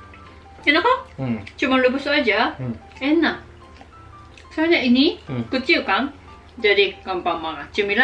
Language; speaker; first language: Indonesian; non-native, learner; Japanese